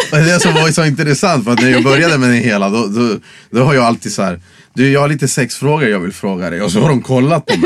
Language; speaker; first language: Swedish; non-native, fluent; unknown